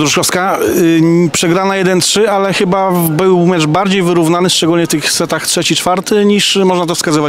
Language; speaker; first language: Polish; native; Polish